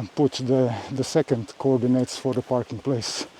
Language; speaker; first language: English; non-native, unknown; Slovenian